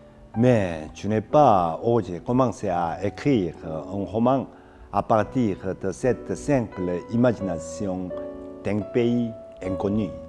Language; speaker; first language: French; non-native, fluent; Korean